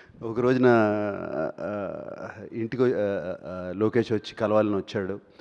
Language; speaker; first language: Telugu; native; Telugu